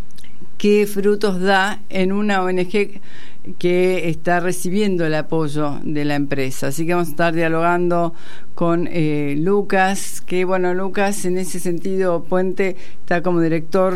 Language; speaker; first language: Spanish; native; Spanish